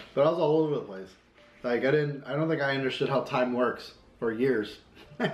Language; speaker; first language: English; native; English